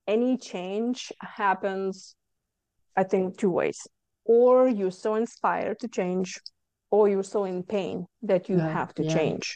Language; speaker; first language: English; non-native, fluent; Lithuanian